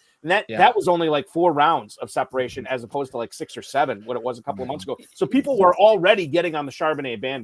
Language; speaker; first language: English; native; English